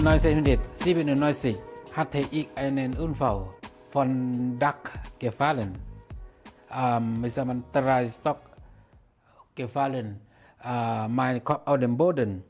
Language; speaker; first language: German; non-native, learner; Thai